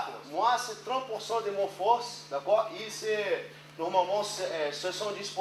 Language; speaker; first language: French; non-native, learner; Portuguese